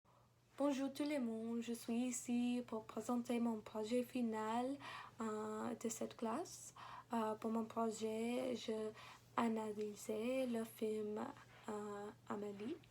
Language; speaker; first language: French; non-native, learner; English